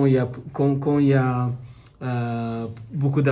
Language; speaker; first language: French; non-native, learner; Bangla